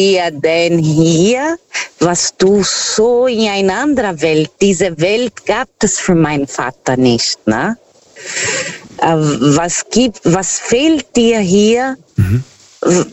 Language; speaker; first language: German; non-native, fluent; Portuguese